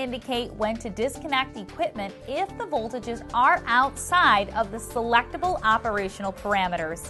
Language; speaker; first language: English; native; English